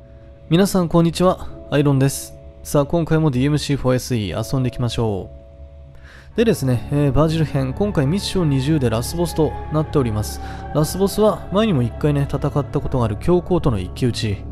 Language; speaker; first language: Japanese; native; Japanese